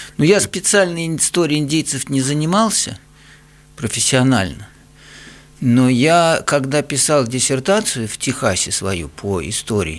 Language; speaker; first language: Russian; native; Russian